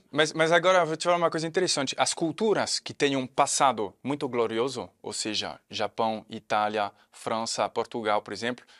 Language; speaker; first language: Portuguese; non-native, fluent; French